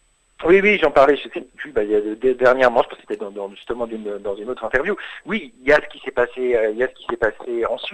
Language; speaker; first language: French; native; French